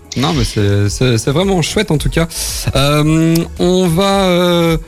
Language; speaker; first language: French; native; French